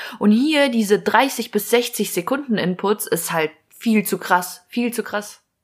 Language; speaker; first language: German; early bilingual, other home language; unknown